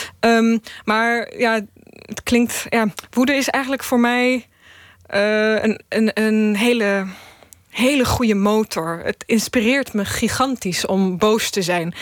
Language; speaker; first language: Dutch; early bilingual, other home language; Bosnian